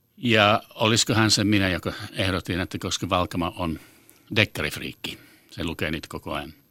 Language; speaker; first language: Finnish; non-native, fluent; English